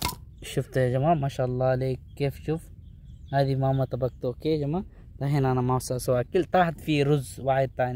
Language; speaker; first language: Arabic; non-native, learner; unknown